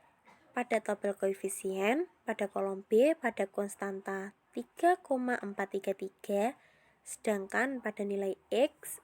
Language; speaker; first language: Indonesian; native; Indonesian